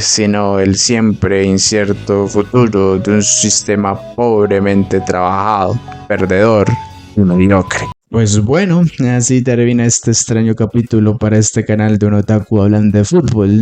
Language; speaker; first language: Spanish; native; Spanish